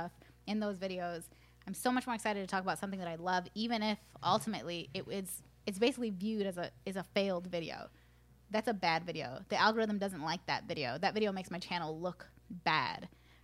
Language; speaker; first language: English; early bilingual, other home language; Spanish